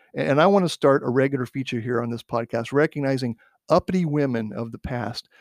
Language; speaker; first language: English; native; English